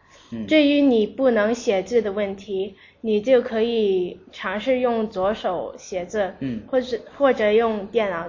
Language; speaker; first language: Chinese; non-native, local second language; Cantonese